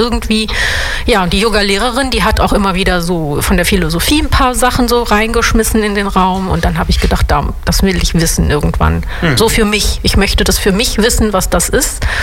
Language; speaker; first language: German; early bilingual, other home language; Italian